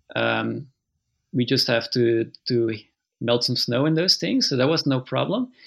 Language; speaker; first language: English; non-native, fluent; Dutch